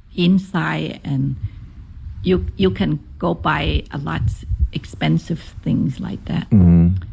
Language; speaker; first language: English; non-native, fluent; Chinese